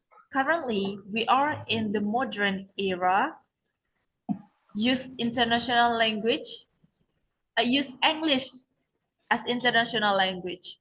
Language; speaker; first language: English; non-native, learner; Indonesian